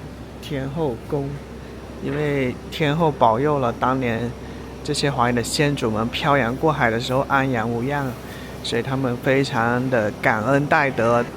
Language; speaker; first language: Chinese; native; Chinese